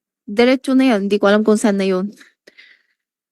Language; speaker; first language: Filipino; non-native, local second language; Chinese